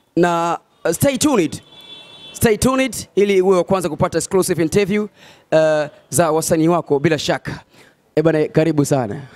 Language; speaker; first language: Swahili; native; Swahili